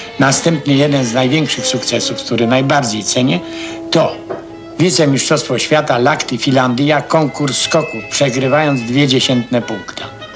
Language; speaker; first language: Polish; native; Polish